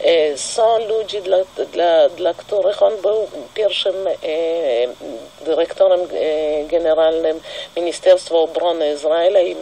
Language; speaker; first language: Polish; non-native, fluent; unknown